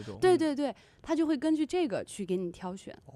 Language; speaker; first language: Chinese; native; Chinese